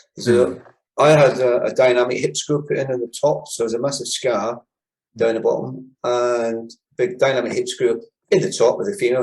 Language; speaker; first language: English; native; English